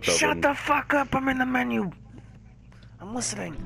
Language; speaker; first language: English; native; English